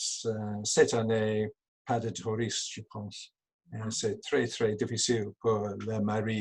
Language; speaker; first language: French; non-native, learner; English